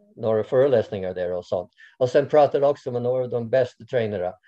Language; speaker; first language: Swedish; non-native, fluent; English